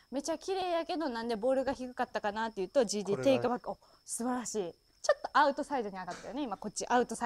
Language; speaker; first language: Japanese; native; Japanese